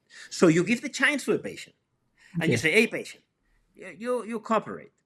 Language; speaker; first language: English; non-native, fluent; Spanish